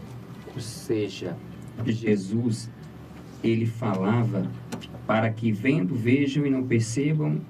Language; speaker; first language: Portuguese; native; Portuguese